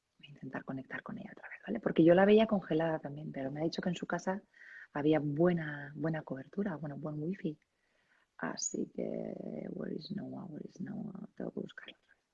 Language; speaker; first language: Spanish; native; Spanish